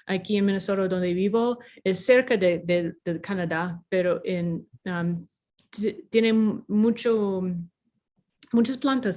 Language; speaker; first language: Spanish; non-native, fluent; English